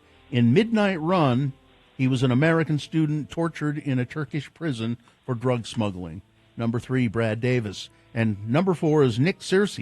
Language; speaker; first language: English; native; English